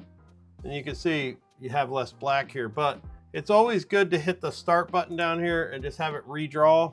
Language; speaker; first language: English; native; English